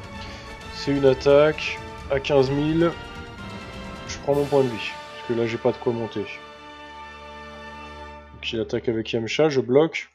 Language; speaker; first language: French; native; French